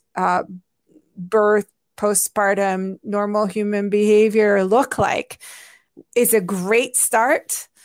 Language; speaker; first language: English; non-native, fluent; Hungarian